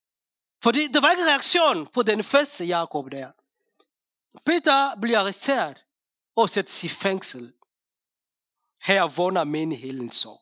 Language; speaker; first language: Danish; non-native, fluent; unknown